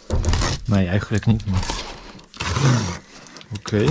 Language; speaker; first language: Dutch; non-native, fluent; Russian